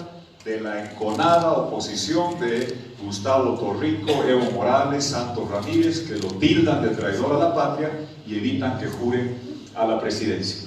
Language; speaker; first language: Spanish; native; Spanish